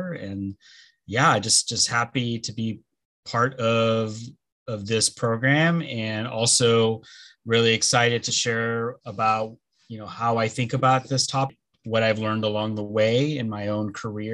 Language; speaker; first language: English; early bilingual, other home language; Spanish